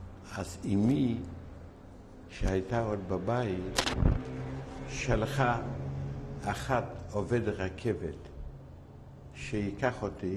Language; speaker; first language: Hebrew; non-native, fluent; Yiddish